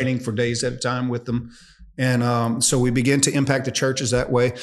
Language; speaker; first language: English; native; English